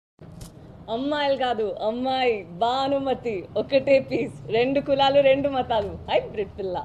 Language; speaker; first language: Telugu; non-native, local second language; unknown